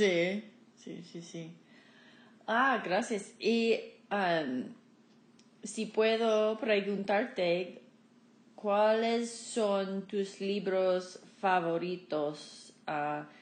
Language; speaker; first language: Spanish; non-native, fluent; English